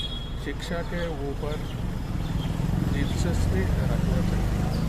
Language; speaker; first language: Hindi; non-native, local second language; Kannada